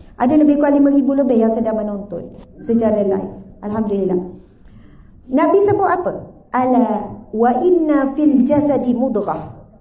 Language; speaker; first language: Malay; native; Malay